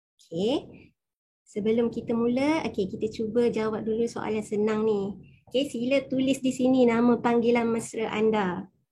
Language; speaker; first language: Malay; native; Malay